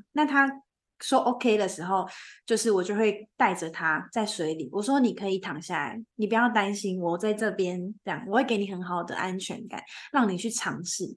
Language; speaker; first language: Chinese; native; Chinese